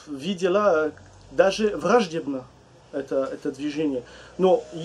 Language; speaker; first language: Russian; non-native, learner; French